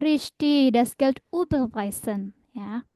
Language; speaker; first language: German; non-native, fluent; Indonesian